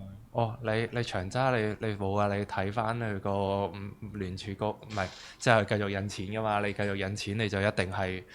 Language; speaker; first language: Cantonese; native; Cantonese